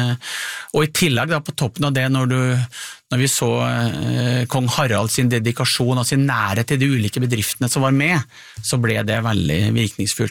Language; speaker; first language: Norwegian; native; Norwegian